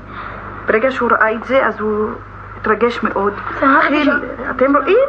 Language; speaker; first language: Hebrew; non-native, local second language; Arabic